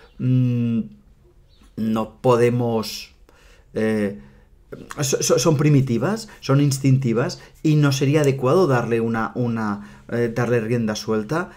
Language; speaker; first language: Spanish; non-native, local second language; Catalan